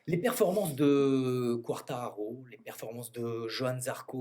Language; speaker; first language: French; native; French